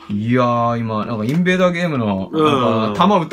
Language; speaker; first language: Japanese; native; Japanese